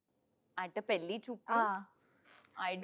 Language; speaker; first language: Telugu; non-native, learner; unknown